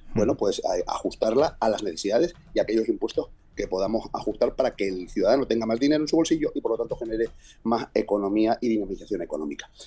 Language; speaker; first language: Spanish; native; Spanish